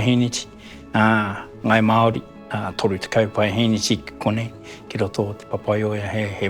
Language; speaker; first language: Māori; non-native, local second language; English